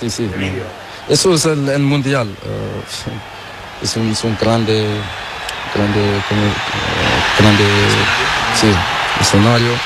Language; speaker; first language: Spanish; non-native, learner; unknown